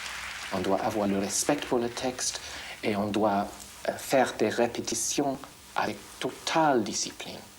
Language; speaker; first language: French; non-native, fluent; English